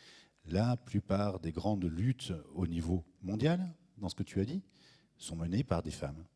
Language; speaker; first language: French; native; French